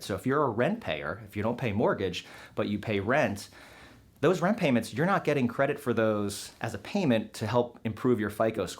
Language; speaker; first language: English; native; English